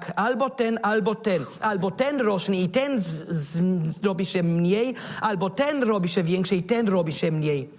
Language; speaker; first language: Polish; non-native, learner; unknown